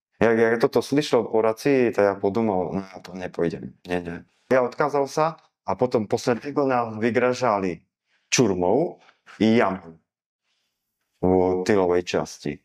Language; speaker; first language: Russian; non-native, learner; Slovak